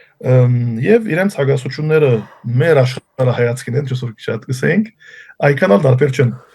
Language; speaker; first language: Armenian; early bilingual, heritage; Armenian